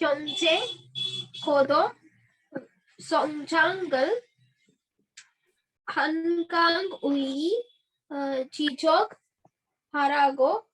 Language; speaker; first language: Korean; non-native, learner; Hindi